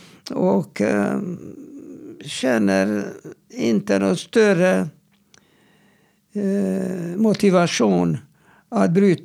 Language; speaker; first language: Swedish; non-native, fluent; Hungarian